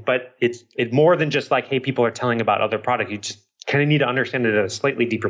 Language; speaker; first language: English; native; English